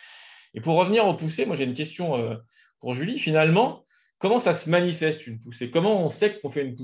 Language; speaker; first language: French; native; French